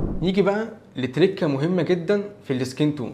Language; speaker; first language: Arabic; native; Arabic